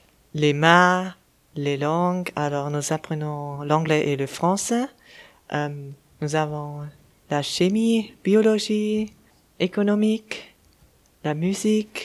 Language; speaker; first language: French; non-native, local second language; German